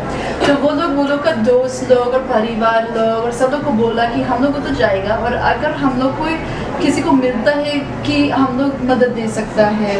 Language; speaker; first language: Hindi; non-native, fluent; English